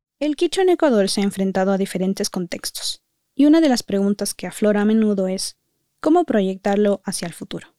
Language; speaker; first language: Spanish; native; Spanish